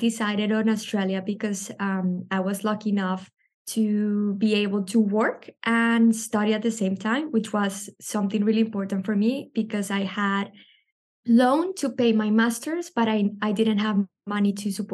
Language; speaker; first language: English; non-native, fluent; Spanish